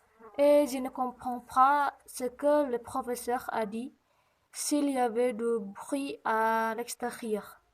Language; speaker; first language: French; non-native, learner; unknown